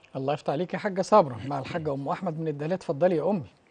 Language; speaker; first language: Arabic; native; Arabic